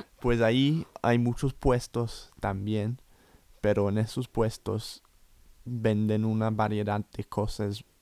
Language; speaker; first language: Spanish; non-native, fluent; English